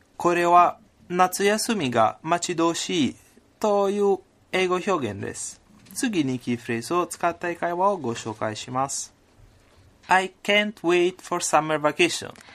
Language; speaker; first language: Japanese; non-native, fluent; Italian